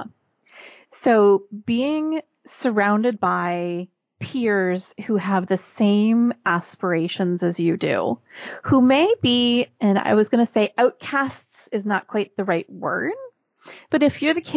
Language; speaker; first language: English; native; English